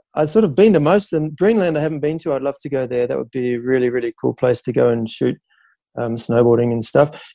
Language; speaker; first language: English; native; English